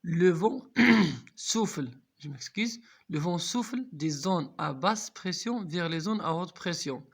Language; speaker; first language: French; non-native, local second language; Arabic